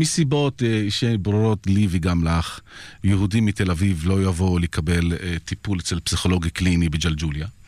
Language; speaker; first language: Hebrew; non-native, local second language; Arabic